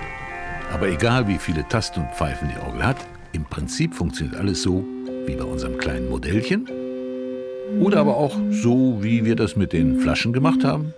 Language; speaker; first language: German; native; German